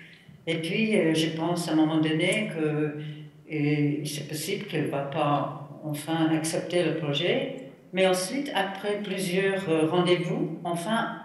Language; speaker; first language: French; non-native, fluent; English